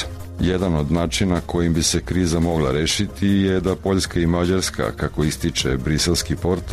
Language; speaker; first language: Croatian; native; Croatian